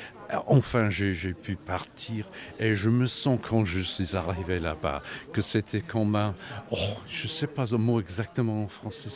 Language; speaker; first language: French; non-native, learner; English